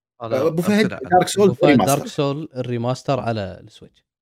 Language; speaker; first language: Arabic; native; Arabic